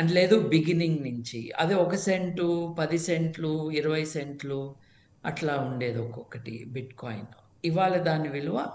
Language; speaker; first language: Telugu; native; Telugu